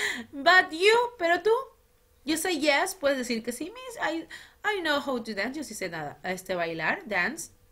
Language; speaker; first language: Spanish; native; Spanish